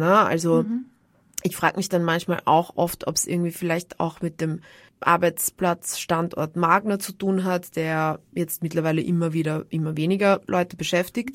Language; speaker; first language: German; native; German